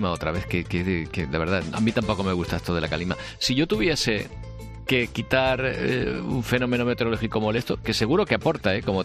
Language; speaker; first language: Spanish; native; Spanish